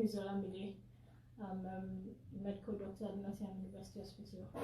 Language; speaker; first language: English; non-native, local second language; Yoruba